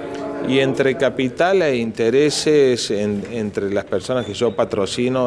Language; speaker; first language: Spanish; native; Spanish